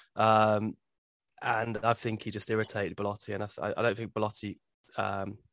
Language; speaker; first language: English; native; English